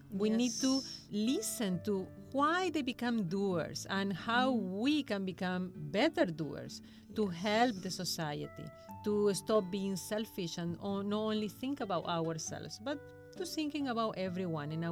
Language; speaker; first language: English; non-native, fluent; Spanish